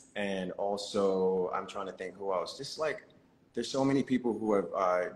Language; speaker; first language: English; native; English